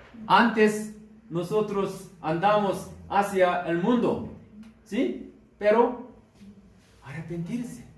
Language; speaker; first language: Spanish; non-native, learner; Korean